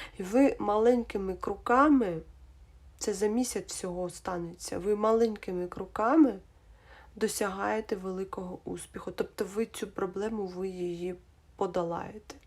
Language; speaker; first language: Ukrainian; non-native, local second language; Russian